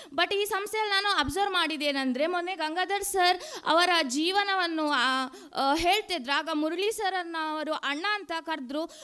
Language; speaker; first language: Kannada; non-native, local second language; Tulu